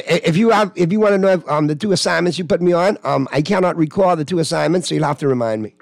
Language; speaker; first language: English; native; English